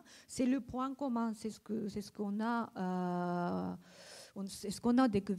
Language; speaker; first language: French; non-native, learner; Japanese